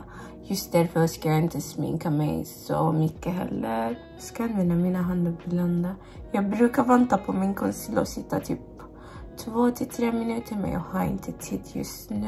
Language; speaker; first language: Swedish; non-native, fluent; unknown